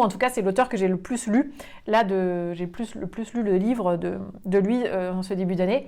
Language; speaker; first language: French; native; French